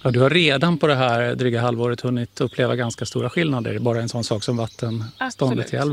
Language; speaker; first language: Swedish; native; Swedish